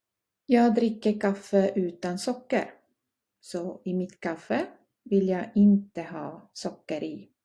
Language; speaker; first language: Swedish; non-native, fluent; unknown